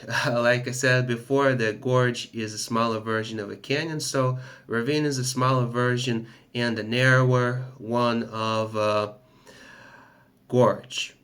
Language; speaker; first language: English; non-native, fluent; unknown